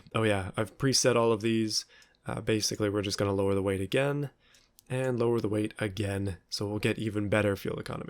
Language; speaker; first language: English; native; English